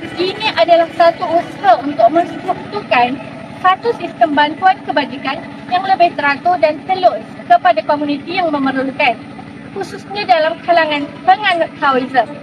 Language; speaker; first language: Malay; native; Malay